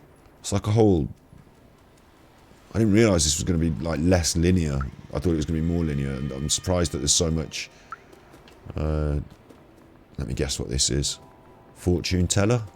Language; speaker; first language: English; native; English